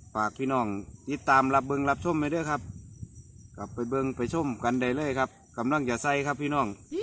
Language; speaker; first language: Thai; native; Thai